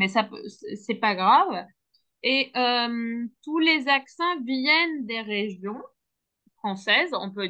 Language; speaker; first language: French; non-native, fluent; Turkish